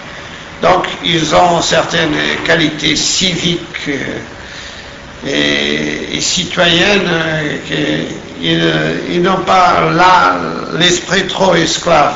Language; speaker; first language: French; non-native, fluent; Portuguese